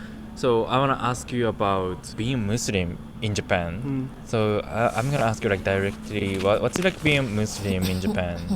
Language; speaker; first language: English; non-native, fluent; Japanese